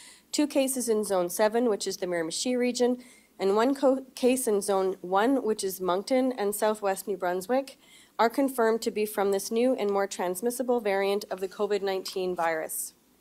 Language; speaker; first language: English; native; English